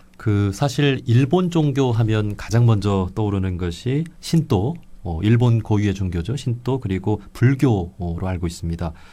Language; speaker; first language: Korean; native; Korean